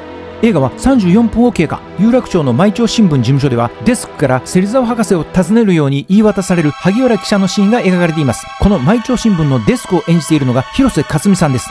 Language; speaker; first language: Japanese; native; Japanese